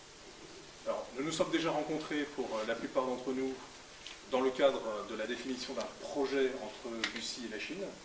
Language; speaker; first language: French; native; French